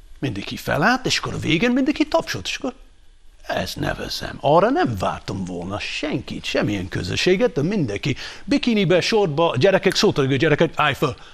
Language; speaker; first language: Hungarian; non-native, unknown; English